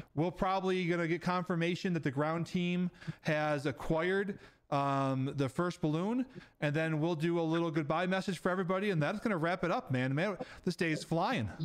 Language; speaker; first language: English; native; English